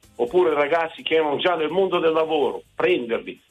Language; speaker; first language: Italian; native; Italian